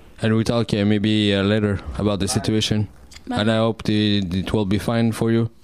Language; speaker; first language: English; non-native, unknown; French